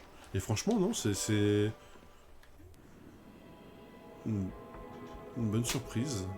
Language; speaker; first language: French; native; French